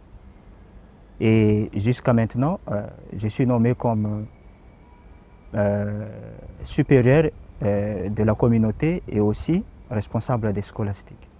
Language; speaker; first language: French; non-native, local second language; Malagasy